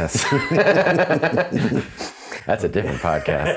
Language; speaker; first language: English; native; English